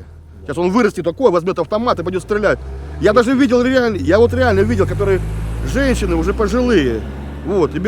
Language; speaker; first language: Russian; native; Russian